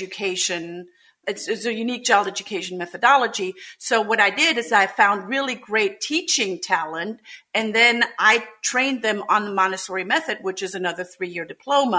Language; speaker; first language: English; non-native, fluent; German